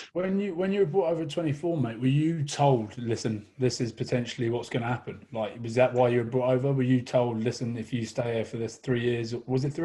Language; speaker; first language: English; native; English